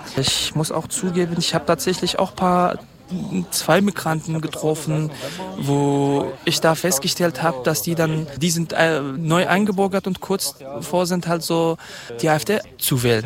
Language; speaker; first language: German; non-native, fluent; Kurdish